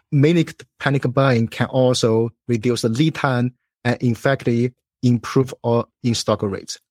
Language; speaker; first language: English; non-native, fluent; Chinese